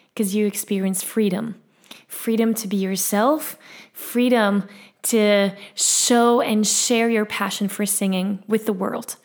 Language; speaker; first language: English; non-native, fluent; Dutch